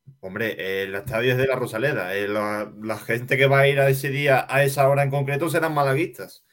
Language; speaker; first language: Spanish; native; Spanish